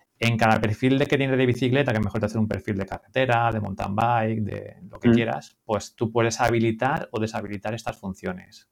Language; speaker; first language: Spanish; native; Spanish